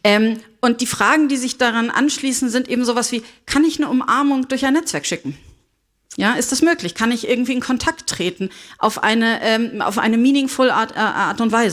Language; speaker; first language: German; native; German